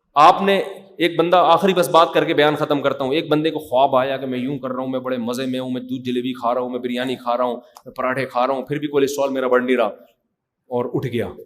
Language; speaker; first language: Urdu; native; Urdu